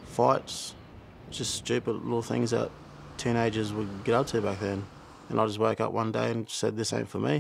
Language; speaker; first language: English; native; English